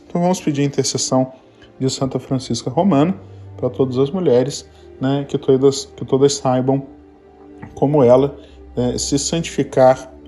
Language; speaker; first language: Portuguese; native; Portuguese